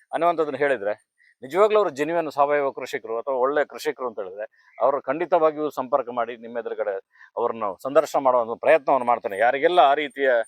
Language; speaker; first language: Kannada; native; Kannada